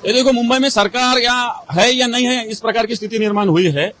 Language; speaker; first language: Hindi; non-native, local second language; Marathi